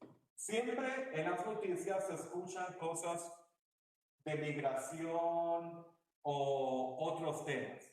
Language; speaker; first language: Spanish; early bilingual, heritage; Spanish